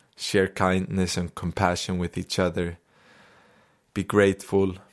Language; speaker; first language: English; non-native, fluent; Icelandic